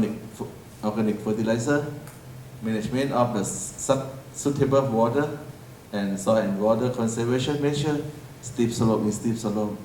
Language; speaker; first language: English; non-native, learner; Thai